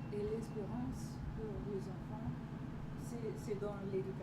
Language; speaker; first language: French; non-native, learner; English